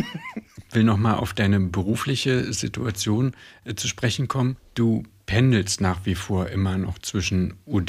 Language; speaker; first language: German; native; German